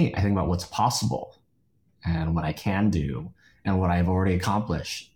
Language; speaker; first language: English; native; English